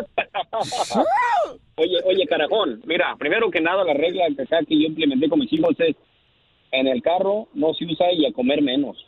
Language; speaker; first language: Spanish; native; Spanish